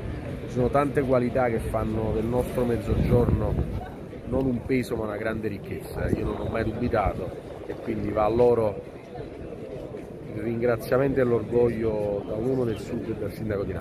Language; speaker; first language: Italian; native; Italian